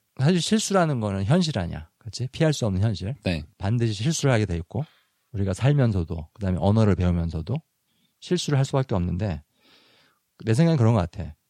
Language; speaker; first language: Korean; native; Korean